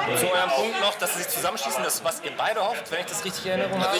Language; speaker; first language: German; native; German